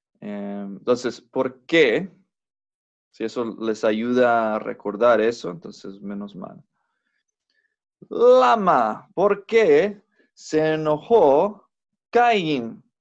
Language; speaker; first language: Spanish; non-native, fluent; English